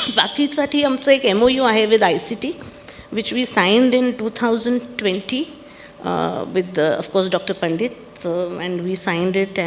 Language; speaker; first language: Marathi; non-native, local second language; Punjabi